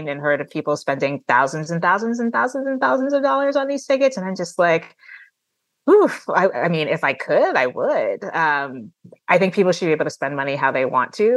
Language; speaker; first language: English; native; English